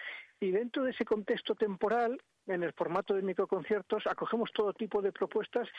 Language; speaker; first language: Spanish; native; Spanish